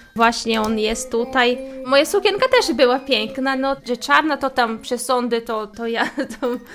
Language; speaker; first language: Polish; non-native, fluent; Portuguese